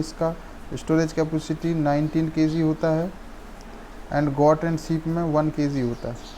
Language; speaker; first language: Hindi; native; Hindi